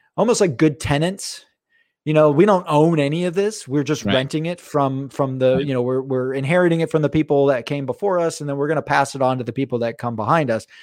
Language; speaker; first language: English; native; English